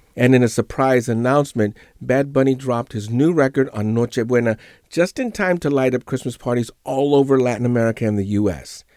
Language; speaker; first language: English; native; English